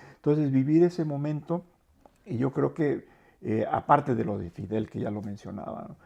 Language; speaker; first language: Spanish; native; Spanish